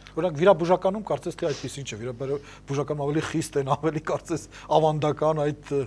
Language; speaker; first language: Armenian; native; Armenian